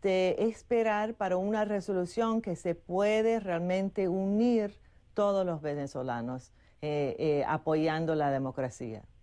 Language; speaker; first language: Spanish; non-native, fluent; English